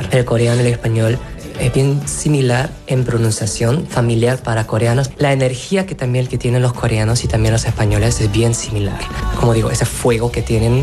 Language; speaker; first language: Spanish; non-native, fluent; Korean